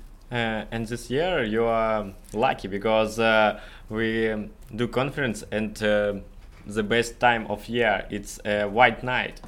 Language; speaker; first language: English; non-native, learner; Russian